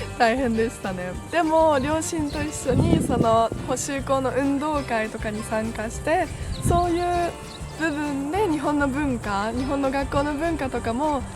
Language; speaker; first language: Japanese; early bilingual, heritage; German